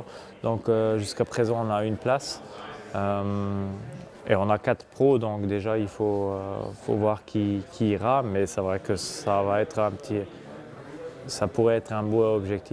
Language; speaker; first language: French; non-native, local second language; Luxembourgish